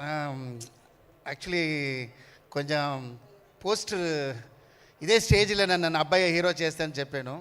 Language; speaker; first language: Telugu; non-native, fluent; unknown